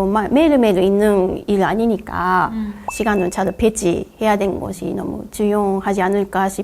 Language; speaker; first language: Korean; non-native, learner; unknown